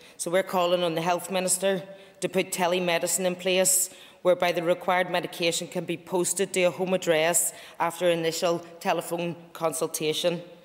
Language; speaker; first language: English; native; English